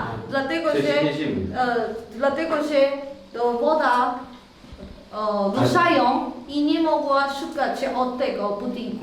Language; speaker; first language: Polish; non-native, learner; Korean